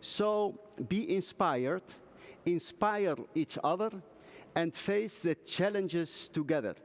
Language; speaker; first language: English; non-native, fluent; Dutch